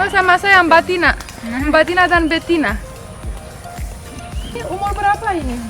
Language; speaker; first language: Indonesian; non-native, fluent; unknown